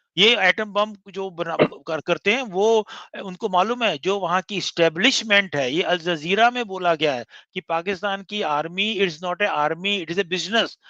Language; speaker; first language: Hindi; non-native, local second language; Punjabi